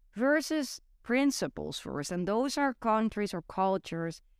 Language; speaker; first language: English; non-native, fluent; Dutch